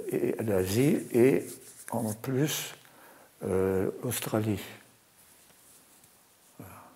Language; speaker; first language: French; non-native, fluent; German